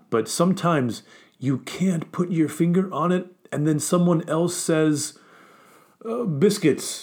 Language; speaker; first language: English; native; English